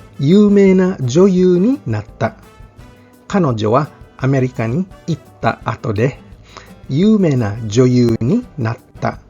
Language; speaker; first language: Japanese; non-native, fluent; Filipino